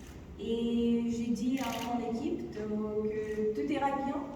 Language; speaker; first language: French; non-native, fluent; Ukrainian